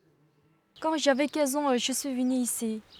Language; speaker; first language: French; non-native, learner; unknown